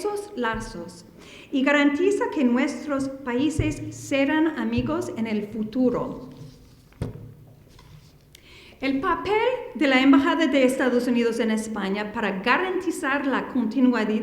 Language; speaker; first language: Spanish; non-native, fluent; English